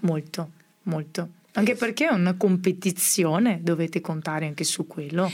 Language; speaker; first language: Italian; non-native, fluent; Portuguese